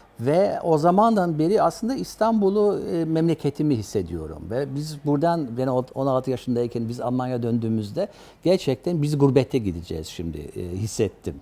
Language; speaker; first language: Turkish; early bilingual, other home language; German